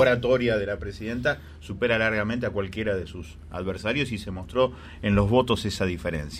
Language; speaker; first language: Spanish; native; Spanish